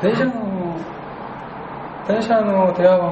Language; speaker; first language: Japanese; non-native, learner; Korean